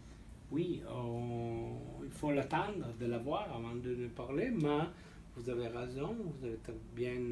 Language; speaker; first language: French; non-native, fluent; Italian